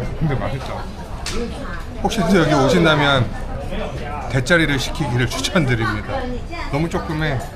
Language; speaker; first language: Korean; native; Korean